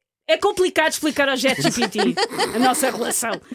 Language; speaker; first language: Portuguese; native; Portuguese